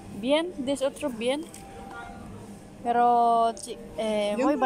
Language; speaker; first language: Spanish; non-native, learner; Filipino